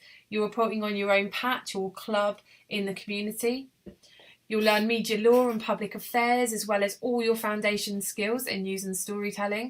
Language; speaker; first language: English; native; English